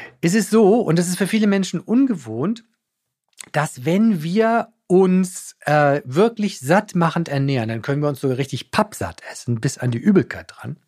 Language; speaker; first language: German; native; German